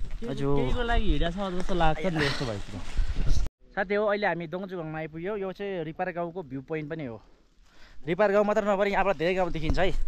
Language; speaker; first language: Nepali; non-native, local second language; Sherpa